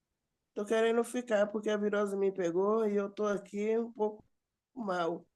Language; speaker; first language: Portuguese; native; Portuguese